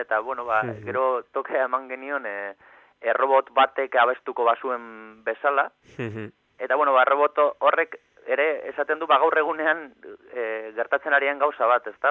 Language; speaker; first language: Basque; non-native, local second language; Spanish